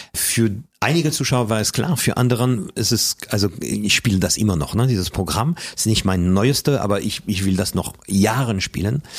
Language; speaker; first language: German; non-native, fluent; French